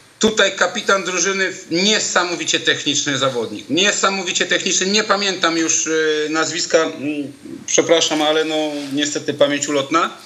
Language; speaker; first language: Polish; native; Polish